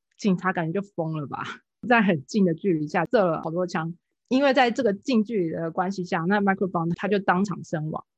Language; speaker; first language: Chinese; native; Chinese